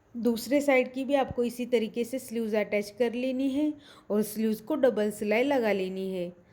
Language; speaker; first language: Hindi; non-native, local second language; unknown